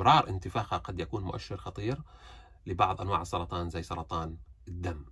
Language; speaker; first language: Arabic; native; Arabic